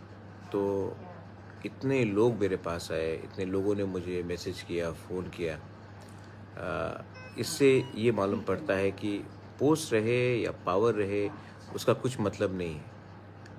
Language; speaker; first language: Hindi; non-native, local second language; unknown